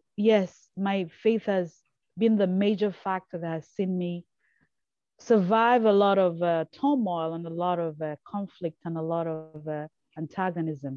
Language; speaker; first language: English; non-native, local second language; Igbo